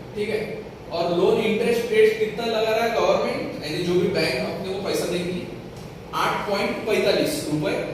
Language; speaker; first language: Hindi; non-native, local second language; Marathi